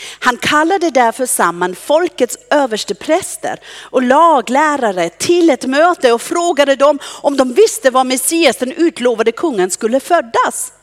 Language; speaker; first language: Swedish; non-native, fluent; German